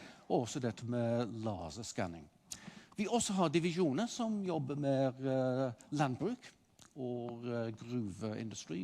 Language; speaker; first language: Norwegian; non-native, fluent; English